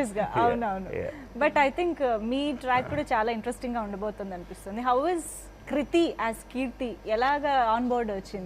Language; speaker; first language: Telugu; native; Telugu